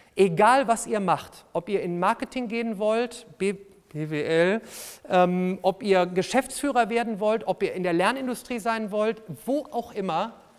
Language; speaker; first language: German; native; German